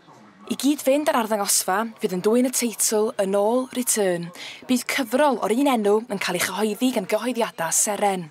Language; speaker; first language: Welsh; native; Welsh